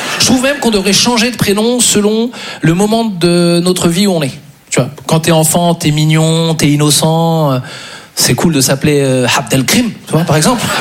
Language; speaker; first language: French; native; French